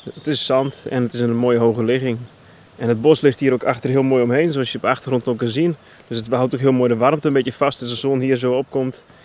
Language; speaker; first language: Dutch; non-native, local second language; Western Frisian